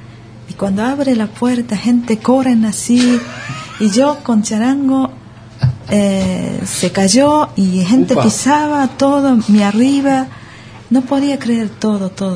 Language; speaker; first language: Spanish; non-native, learner; Japanese